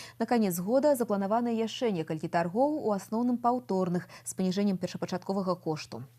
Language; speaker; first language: Belarusian; non-native, local second language; Russian